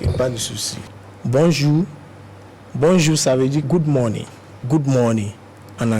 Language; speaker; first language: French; non-native, fluent; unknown